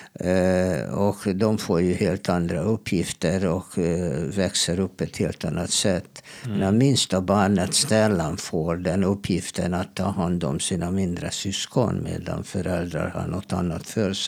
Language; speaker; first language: Swedish; non-native, fluent; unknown